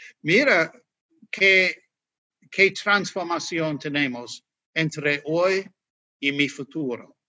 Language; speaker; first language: Spanish; non-native, fluent; English